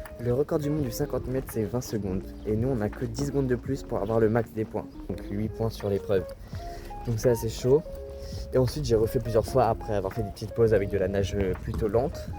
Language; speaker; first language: French; native; French